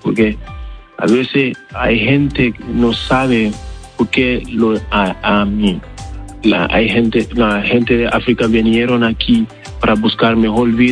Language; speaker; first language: Spanish; non-native, learner; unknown